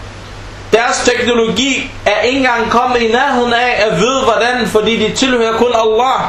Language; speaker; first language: Danish; non-native, fluent; Arabic